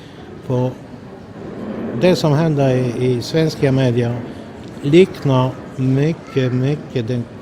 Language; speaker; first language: Swedish; non-native, fluent; Polish